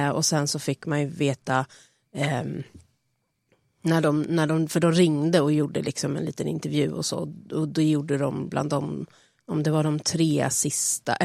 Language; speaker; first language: Swedish; native; Swedish